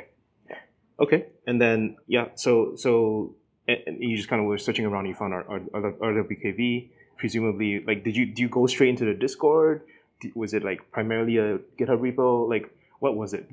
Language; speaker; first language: English; native; English